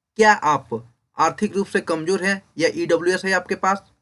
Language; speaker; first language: Hindi; native; Hindi